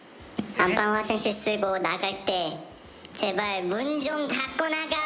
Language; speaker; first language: Korean; native; Korean